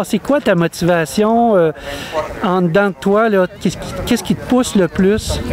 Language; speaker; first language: French; native; French